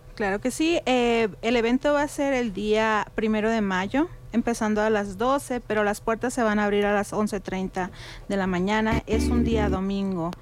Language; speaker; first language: Spanish; native; Spanish